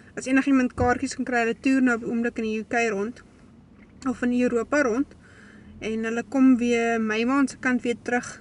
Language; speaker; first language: Afrikaans; native; Afrikaans